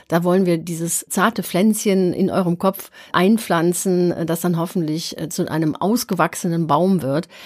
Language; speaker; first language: German; native; German